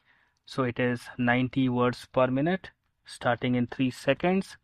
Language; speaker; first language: English; non-native, local second language; Hindi